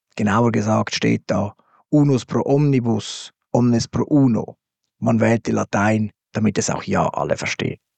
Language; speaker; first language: German; native; German